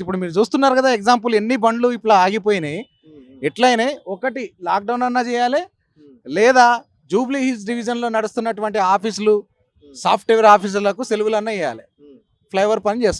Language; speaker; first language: Telugu; native; Telugu